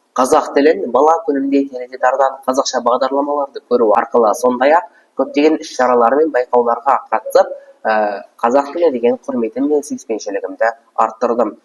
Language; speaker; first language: Kazakh; non-native, local second language; Uzbek